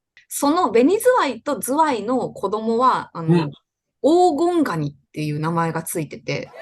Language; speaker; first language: Japanese; native; Japanese